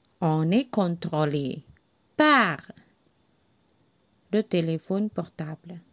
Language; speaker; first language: French; non-native, learner; Javanese